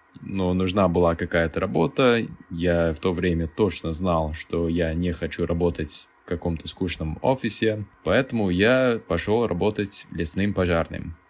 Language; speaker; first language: Russian; non-native, fluent; English